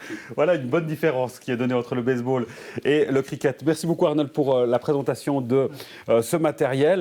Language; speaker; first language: French; native; French